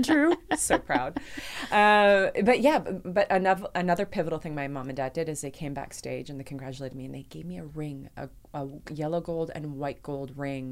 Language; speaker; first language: English; native; English